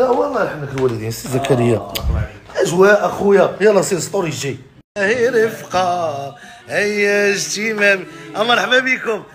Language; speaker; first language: Arabic; native; Arabic